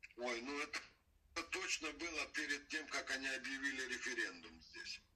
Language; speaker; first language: Russian; non-native, local second language; Azerbaijani